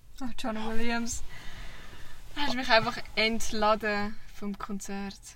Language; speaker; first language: German; early bilingual, other home language; Vietnamese